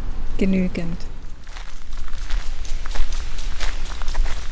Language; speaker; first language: German; native; German